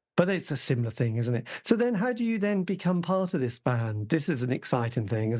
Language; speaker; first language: English; native; English